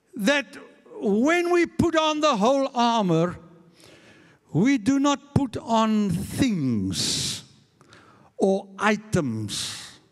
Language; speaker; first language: English; non-native, local second language; Afrikaans